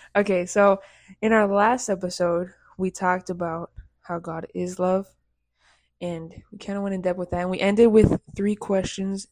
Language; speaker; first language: English; early bilingual, other home language; Spanish